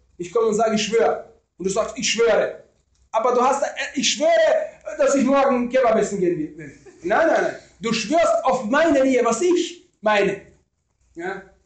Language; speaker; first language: German; non-native, fluent; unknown